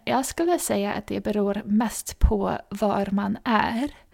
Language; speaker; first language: Swedish; non-native, fluent; English